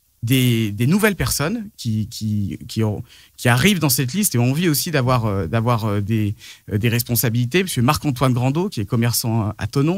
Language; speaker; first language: French; native; French